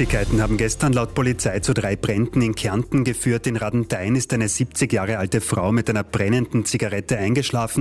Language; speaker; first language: German; native; German